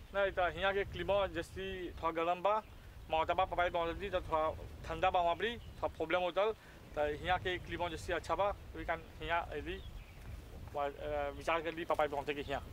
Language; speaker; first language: Bhojpuri; native; Bhojpuri